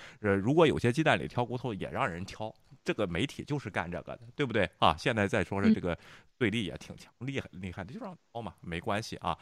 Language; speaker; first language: Chinese; native; Chinese